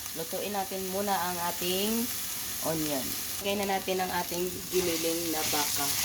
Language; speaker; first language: Filipino; non-native, local second language; Hiligaynon